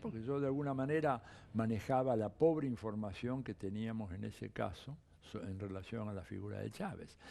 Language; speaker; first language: Spanish; early bilingual, other home language; Italian